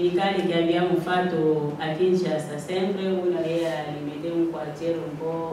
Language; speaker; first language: Italian; non-native, fluent; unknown